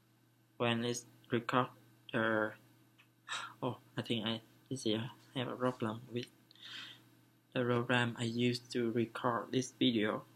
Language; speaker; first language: English; non-native, learner; Vietnamese